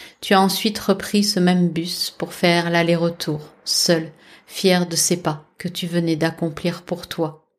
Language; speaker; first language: French; native; French